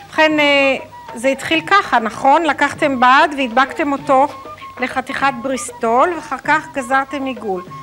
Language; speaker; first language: Hebrew; native; Hebrew